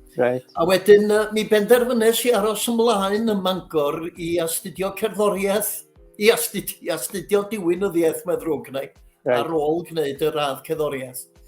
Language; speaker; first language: Welsh; native; Welsh